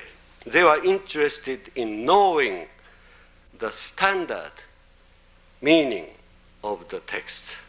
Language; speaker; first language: English; non-native, fluent; Japanese